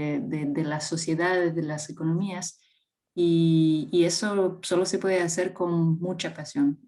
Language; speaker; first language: Spanish; non-native, fluent; French